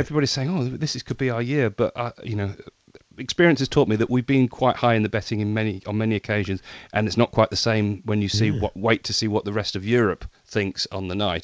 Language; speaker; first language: English; native; English